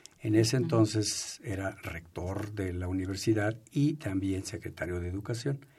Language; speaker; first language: Spanish; native; Spanish